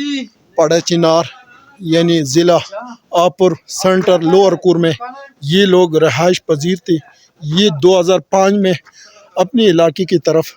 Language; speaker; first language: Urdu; non-native, local second language; Pashto